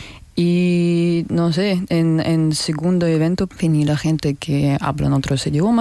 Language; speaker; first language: Spanish; non-native, learner; Russian